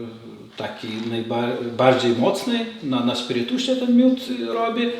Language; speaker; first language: Polish; non-native, learner; Lithuanian